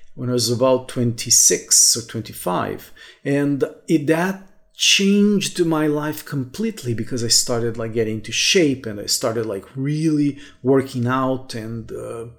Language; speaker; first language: English; non-native, fluent; Portuguese